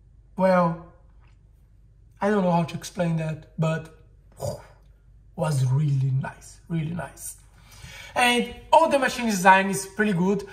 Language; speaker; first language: English; non-native, learner; Portuguese